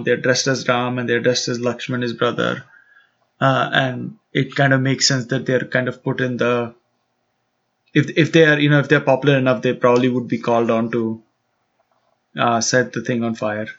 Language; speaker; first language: English; non-native, local second language; Tamil